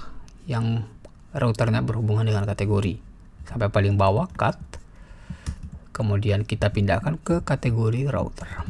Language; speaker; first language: Indonesian; native; Indonesian